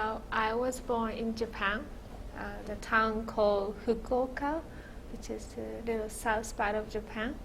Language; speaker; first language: English; non-native, fluent; Japanese